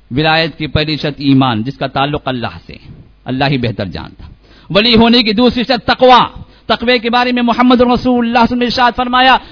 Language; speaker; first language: Urdu; native; Urdu